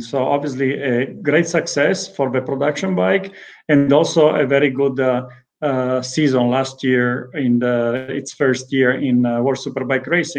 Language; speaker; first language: English; non-native, fluent; Italian